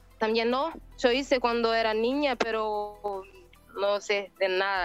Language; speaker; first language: Spanish; non-native, learner; Portuguese